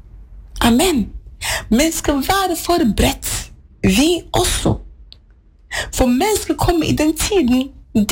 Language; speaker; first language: Norwegian; non-native, fluent; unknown